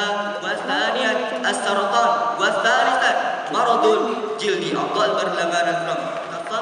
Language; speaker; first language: Arabic; non-native, learner; Malay